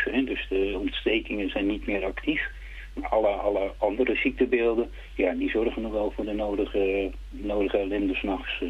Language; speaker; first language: Dutch; native; Dutch